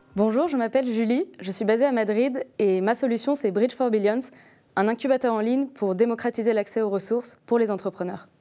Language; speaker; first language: French; native; French